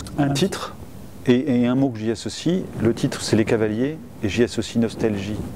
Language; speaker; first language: French; native; French